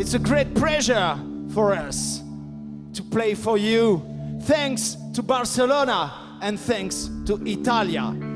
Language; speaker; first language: English; non-native, learner; French